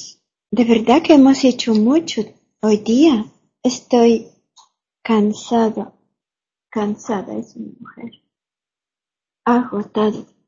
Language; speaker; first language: Spanish; non-native, learner; German